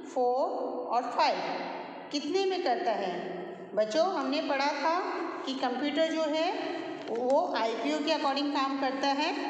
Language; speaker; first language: Hindi; native; Hindi